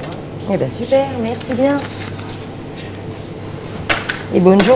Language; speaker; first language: French; native; French